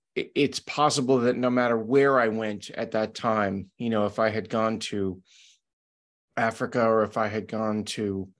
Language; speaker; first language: English; native; English